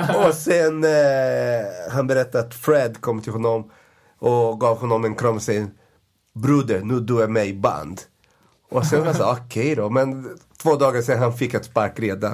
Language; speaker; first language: Swedish; non-native, fluent; Portuguese